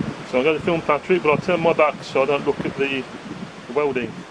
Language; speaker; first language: English; native; English